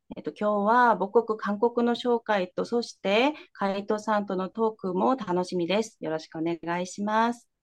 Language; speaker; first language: Japanese; non-native, fluent; Korean